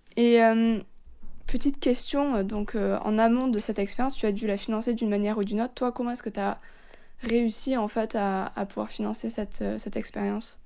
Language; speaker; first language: French; native; French